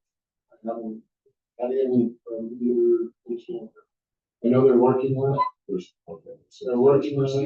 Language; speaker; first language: English; native; English